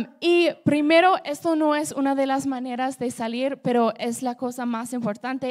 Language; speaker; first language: Spanish; non-native, fluent; English